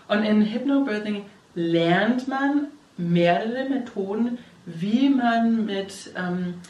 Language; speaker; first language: German; non-native, fluent; English